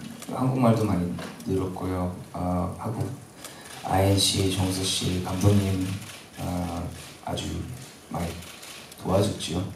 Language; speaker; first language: Korean; early bilingual, heritage; English